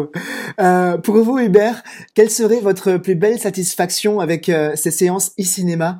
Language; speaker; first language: French; native; French